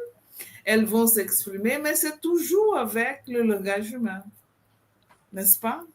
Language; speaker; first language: French; non-native, fluent; Portuguese